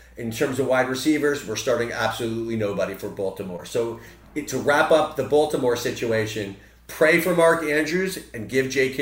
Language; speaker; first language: English; native; English